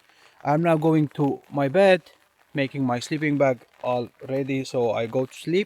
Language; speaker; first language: English; non-native, learner; Finnish